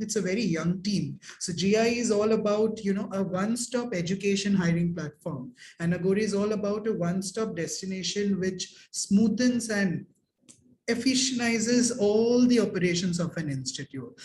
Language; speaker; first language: English; non-native, local second language; Hindi